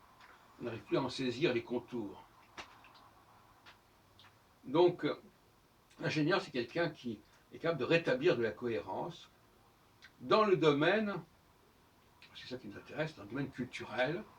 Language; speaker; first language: French; native; French